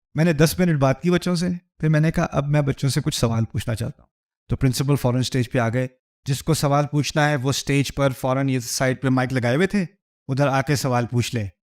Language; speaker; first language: Urdu; early bilingual, heritage; Urdu